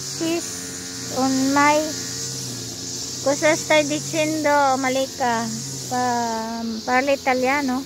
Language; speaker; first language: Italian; non-native, fluent; Filipino